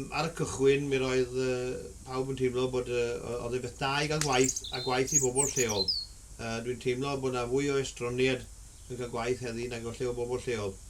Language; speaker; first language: Welsh; native; Welsh